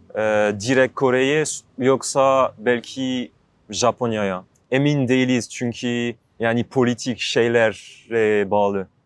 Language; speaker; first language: Turkish; non-native, fluent; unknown